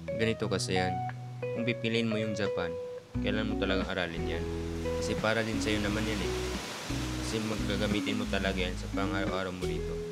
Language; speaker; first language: Filipino; native; Filipino